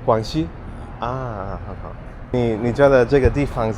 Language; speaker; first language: Chinese; non-native, learner; English